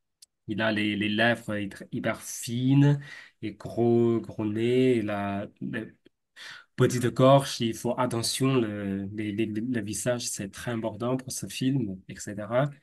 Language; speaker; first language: French; non-native, fluent; Chinese